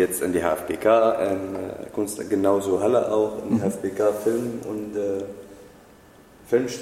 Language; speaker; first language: German; non-native, fluent; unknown